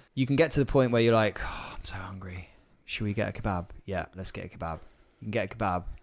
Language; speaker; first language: English; native; English